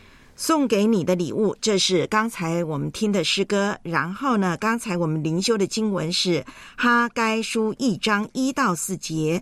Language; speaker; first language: Chinese; native; Chinese